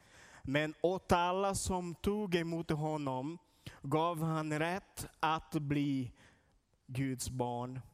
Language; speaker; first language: Swedish; non-native, learner; Portuguese